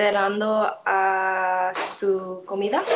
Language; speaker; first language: Spanish; non-native, learner; English